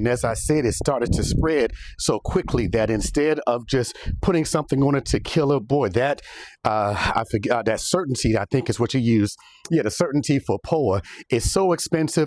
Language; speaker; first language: English; native; English